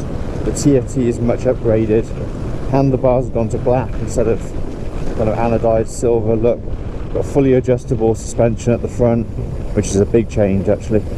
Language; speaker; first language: English; native; English